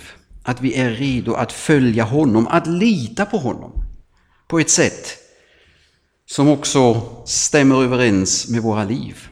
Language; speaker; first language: Swedish; non-native, fluent; German